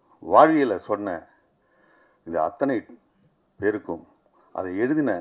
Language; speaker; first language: Tamil; native; Tamil